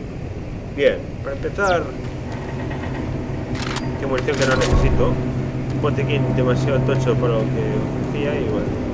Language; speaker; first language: Spanish; native; Spanish